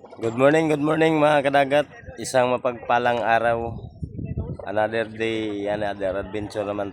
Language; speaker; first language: Filipino; non-native, local second language; Cebuano